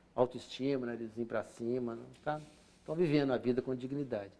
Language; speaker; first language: Portuguese; native; Portuguese